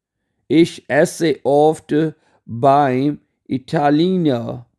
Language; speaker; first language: German; non-native, fluent; Urdu